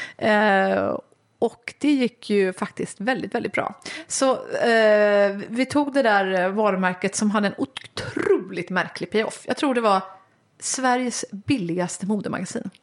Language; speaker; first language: Swedish; native; Swedish